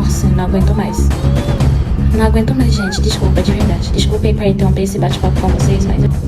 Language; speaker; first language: Portuguese; non-native, fluent; French